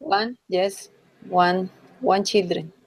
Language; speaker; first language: English; non-native, learner; Spanish